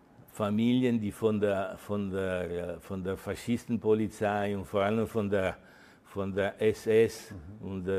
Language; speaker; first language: German; early bilingual, heritage; Italian